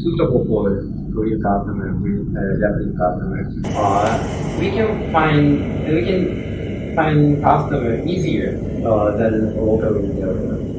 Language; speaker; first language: English; non-native, learner; Japanese